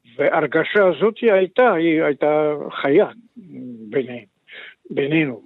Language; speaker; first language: Hebrew; non-native, fluent; Russian